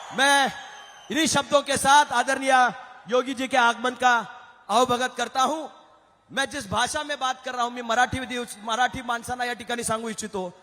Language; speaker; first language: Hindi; non-native, local second language; Marathi